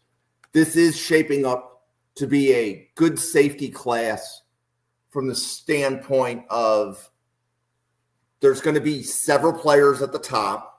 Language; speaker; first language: English; native; English